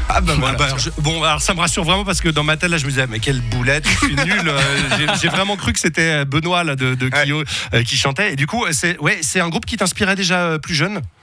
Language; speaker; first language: French; native; French